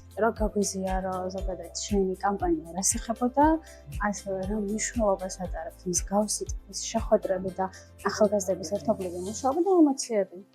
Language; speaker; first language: Georgian; native; Georgian